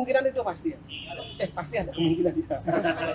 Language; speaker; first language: Indonesian; native; Indonesian